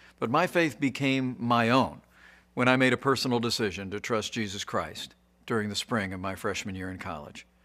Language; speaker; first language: English; native; English